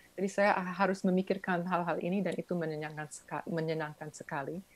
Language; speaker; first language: Indonesian; early bilingual, other home language; English